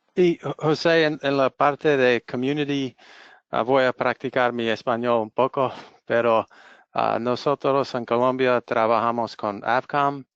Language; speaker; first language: Spanish; non-native, learner; English